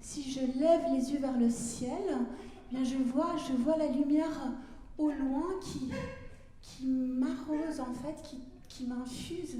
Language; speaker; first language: French; native; French